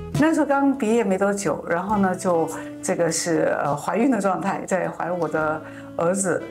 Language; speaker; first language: Chinese; native; Chinese